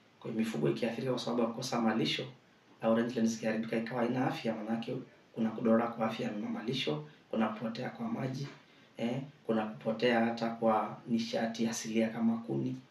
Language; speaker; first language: Swahili; non-native, local second language; Masai